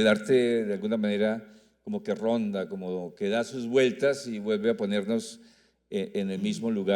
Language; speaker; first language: Spanish; native; Spanish